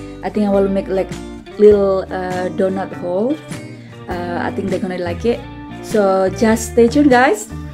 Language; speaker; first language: English; non-native, learner; Indonesian